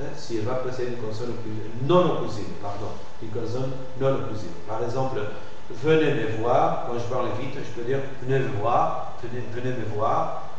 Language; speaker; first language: French; non-native, fluent; Spanish